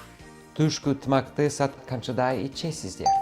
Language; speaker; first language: Kyrgyz; non-native, fluent; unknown